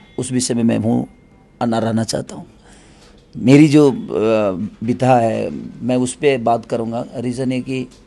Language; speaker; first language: Hindi; native; Hindi